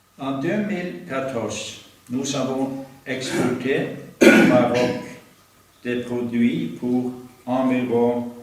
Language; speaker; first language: French; non-native, fluent; Norwegian